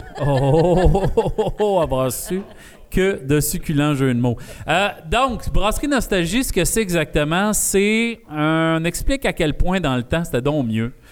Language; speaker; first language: French; native; French